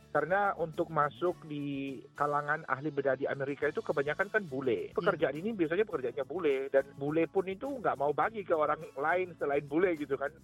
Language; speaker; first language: Indonesian; native; Indonesian